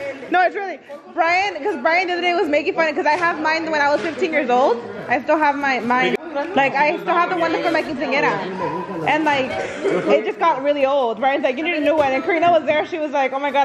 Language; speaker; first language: English; early bilingual, other home language; Spanish